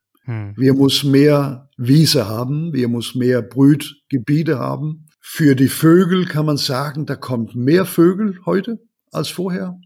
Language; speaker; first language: German; non-native, learner; Danish